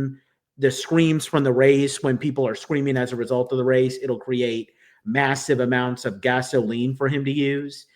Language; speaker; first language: English; native; English